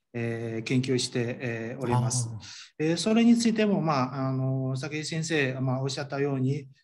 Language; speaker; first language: Japanese; non-native, fluent; Chinese